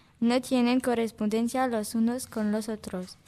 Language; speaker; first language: Spanish; non-native, learner; French